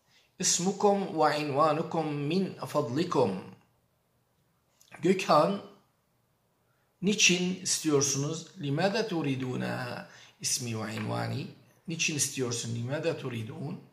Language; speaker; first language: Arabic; non-native, fluent; Turkish